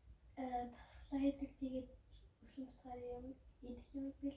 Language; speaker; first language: Mongolian; early bilingual, heritage; Mongolian